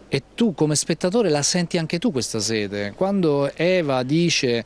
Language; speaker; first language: Italian; native; Italian